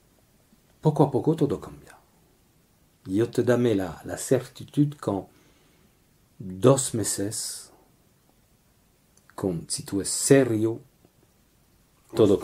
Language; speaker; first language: Spanish; non-native, learner; French